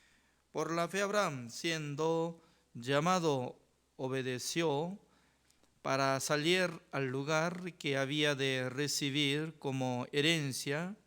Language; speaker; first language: Spanish; non-native, learner; Korean